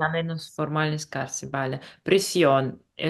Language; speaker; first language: Spanish; non-native, learner; English